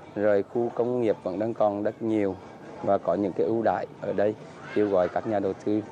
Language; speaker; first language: Vietnamese; native; Vietnamese